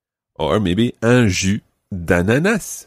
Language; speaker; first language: French; non-native, fluent; English